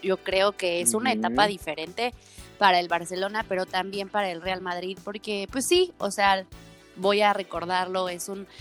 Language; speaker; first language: Spanish; native; Spanish